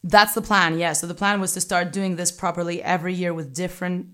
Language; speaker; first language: English; non-native, fluent; Greek